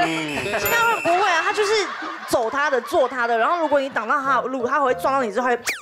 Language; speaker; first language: Chinese; native; Chinese